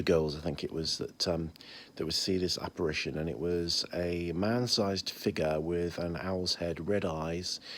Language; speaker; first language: English; native; English